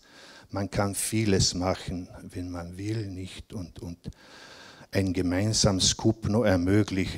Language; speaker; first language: German; non-native, local second language; Slovenian